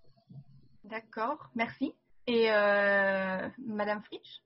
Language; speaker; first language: French; non-native, fluent; German